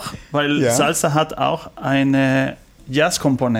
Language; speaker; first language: German; non-native, learner; Spanish